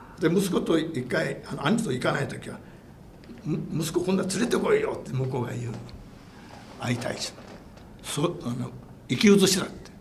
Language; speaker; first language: Japanese; non-native, fluent; English